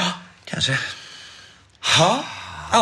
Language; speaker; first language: Swedish; native; Swedish